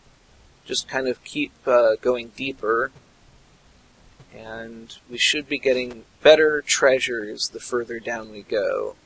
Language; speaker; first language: English; native; English